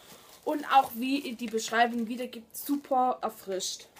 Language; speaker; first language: German; native; German